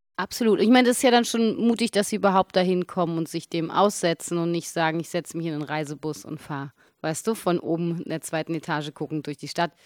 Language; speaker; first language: German; native; German